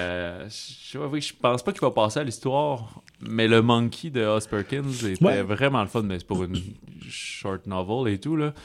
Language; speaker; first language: French; native; French